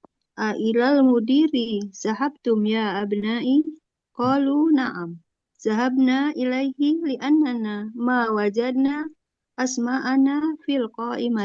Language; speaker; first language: Arabic; non-native, learner; Indonesian